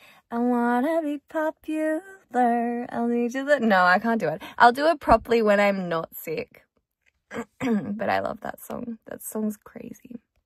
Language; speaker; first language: English; early bilingual, other home language; Korean